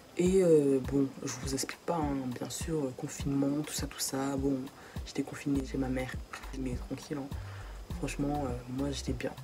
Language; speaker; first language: French; native; French